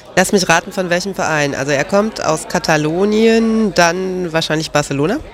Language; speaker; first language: German; native; German